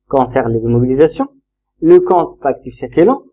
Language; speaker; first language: French; non-native, local second language; Arabic